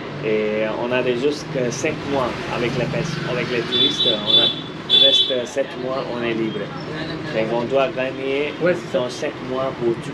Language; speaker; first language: French; non-native, fluent; Hindi